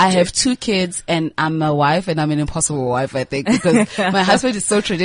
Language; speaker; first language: English; non-native, local second language; Zulu